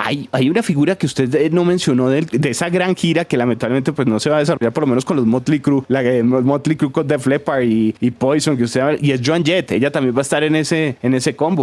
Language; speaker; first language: Spanish; native; Spanish